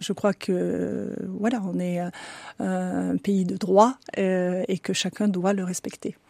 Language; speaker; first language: French; native; French